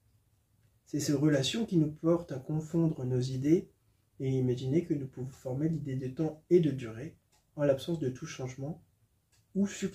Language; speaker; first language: French; native; French